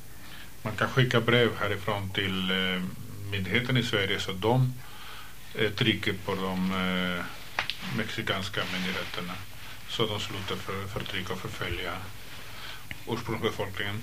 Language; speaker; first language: Swedish; non-native, fluent; Spanish